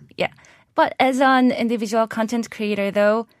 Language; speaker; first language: English; non-native, fluent; Korean